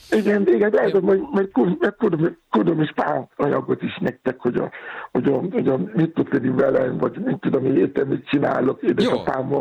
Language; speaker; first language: Hungarian; non-native, learner; Yoruba